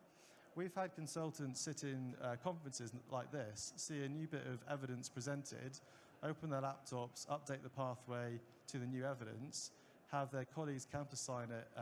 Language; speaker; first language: English; native; English